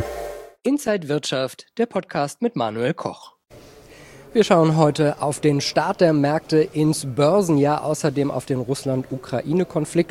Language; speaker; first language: German; native; German